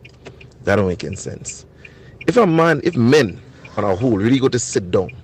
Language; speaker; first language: English; native; English